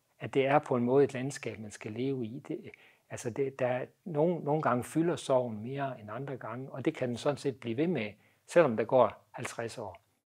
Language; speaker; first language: Danish; native; Danish